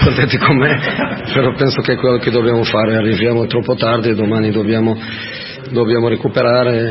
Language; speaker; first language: Italian; non-native, fluent; Portuguese